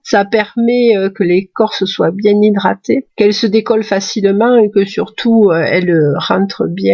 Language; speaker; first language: French; native; French